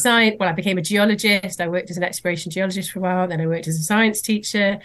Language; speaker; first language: English; native; English